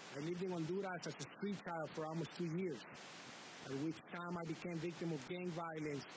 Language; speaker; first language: English; early bilingual, other home language; Spanish